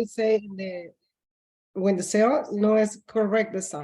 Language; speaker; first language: English; non-native, learner; Spanish